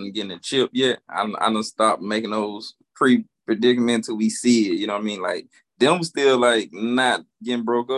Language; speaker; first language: English; native; English